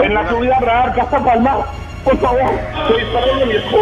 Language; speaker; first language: Spanish; native; Spanish